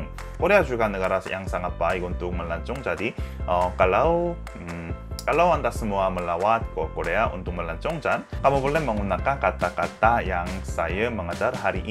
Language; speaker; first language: Indonesian; non-native, learner; Korean